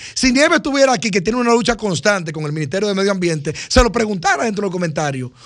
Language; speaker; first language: Spanish; native; Spanish